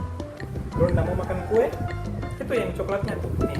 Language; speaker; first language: Malay; native; Malay